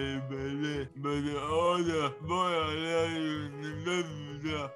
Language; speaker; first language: Spanish; non-native, learner; English